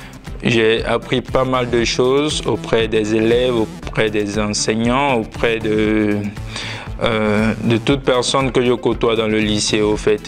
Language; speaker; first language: French; non-native, fluent; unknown